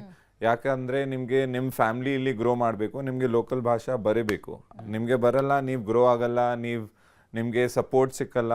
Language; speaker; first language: Kannada; non-native, local second language; Punjabi